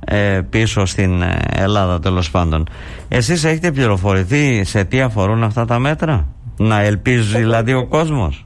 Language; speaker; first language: Greek; native; Greek